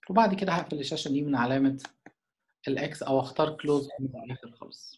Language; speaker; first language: Arabic; native; Arabic